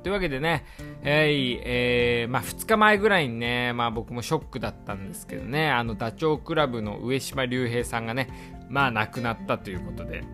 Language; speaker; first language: Japanese; native; Japanese